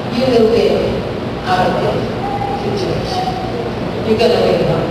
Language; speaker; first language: English; non-native, local second language; Filipino